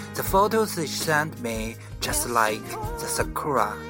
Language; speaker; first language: English; non-native, learner; Chinese